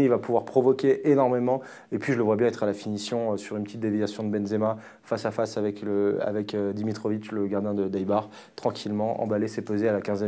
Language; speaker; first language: French; native; French